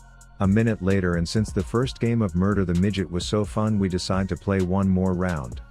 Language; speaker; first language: English; native; English